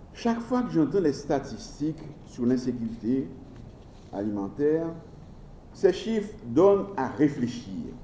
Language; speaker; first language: French; non-native, local second language; Haitian Creole